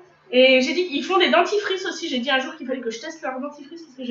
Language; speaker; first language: French; native; French